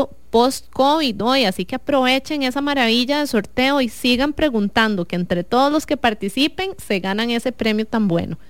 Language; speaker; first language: Spanish; native; Spanish